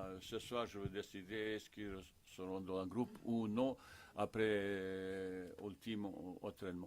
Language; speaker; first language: French; non-native, fluent; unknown